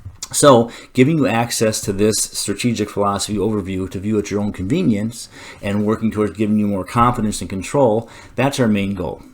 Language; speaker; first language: English; native; English